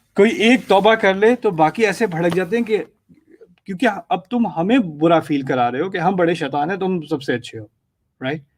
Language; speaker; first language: Urdu; early bilingual, heritage; Urdu